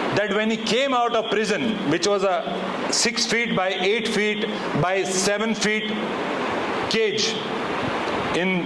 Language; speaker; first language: English; non-native, local second language; Hindi